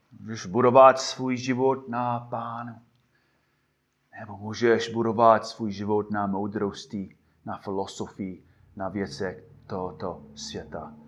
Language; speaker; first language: Czech; non-native, fluent; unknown